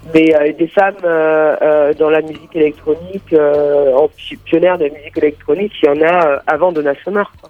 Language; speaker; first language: French; native; French